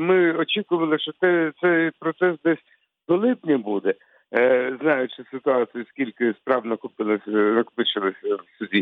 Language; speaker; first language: Ukrainian; non-native, local second language; Russian